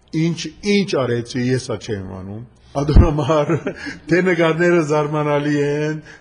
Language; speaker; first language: Armenian; early bilingual, heritage; Armenian